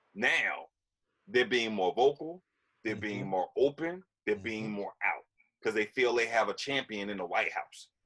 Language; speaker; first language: English; native; English